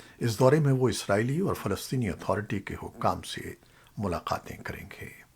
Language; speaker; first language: Urdu; native; Urdu